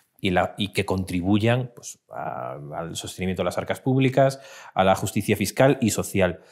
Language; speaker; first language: Spanish; native; Spanish